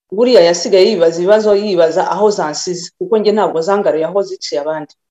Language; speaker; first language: Kinyarwanda; early bilingual, other home language; Rundi